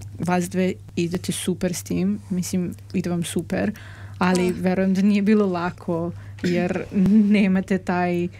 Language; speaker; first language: Serbian; native; Serbian